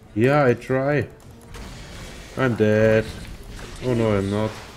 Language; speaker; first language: English; non-native, fluent; German